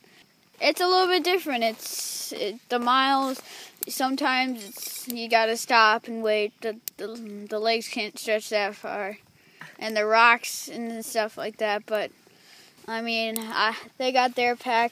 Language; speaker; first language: English; native; English